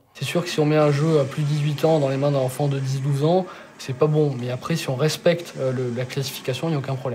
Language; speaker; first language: French; native; French